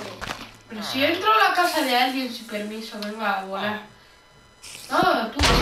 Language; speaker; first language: Spanish; native; Spanish